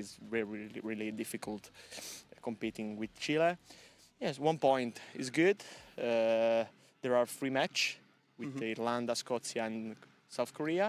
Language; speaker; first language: English; non-native, learner; Italian